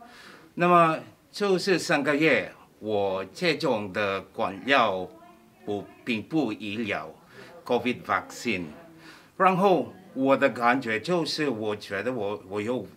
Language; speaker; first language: Chinese; non-native, learner; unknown